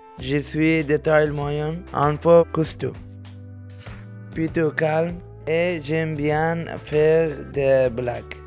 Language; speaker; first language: French; non-native, learner; Persian